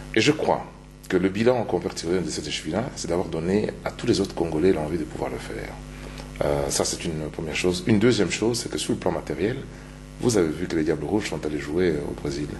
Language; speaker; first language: French; non-native, local second language; Luba-Lulua